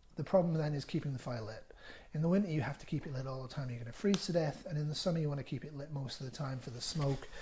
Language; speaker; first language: English; native; English